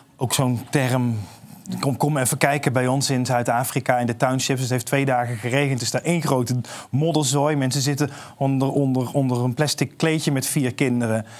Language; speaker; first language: Dutch; native; Dutch